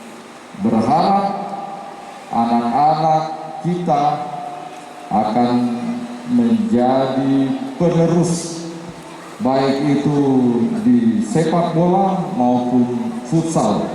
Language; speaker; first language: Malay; non-native, local second language; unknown